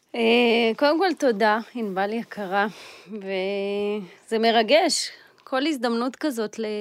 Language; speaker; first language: Hebrew; early bilingual, other home language; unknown